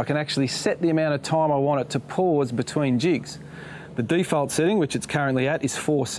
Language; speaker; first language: English; native; English